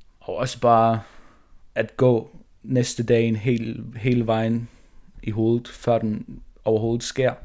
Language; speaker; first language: Danish; non-native, local second language; Faroese